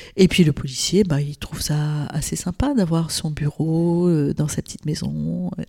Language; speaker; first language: French; non-native, local second language; Arabic